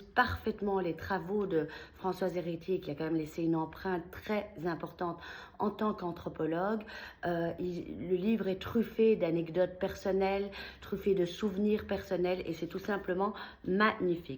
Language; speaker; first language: French; native; French